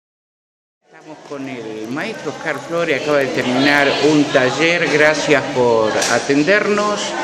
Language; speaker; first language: Spanish; native; Spanish